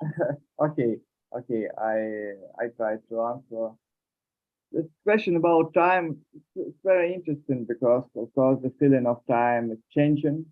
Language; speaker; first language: English; non-native, learner; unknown